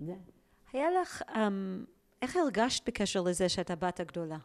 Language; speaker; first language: Hebrew; native; Hebrew